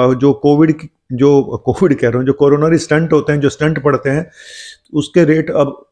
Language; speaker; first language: Hindi; native; Hindi